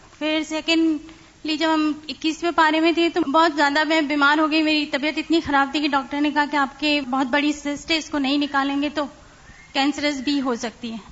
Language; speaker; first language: Urdu; non-native, fluent; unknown